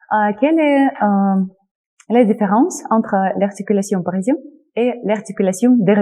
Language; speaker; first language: French; non-native, fluent; Russian